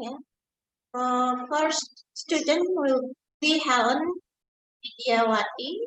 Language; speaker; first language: English; non-native, fluent; Indonesian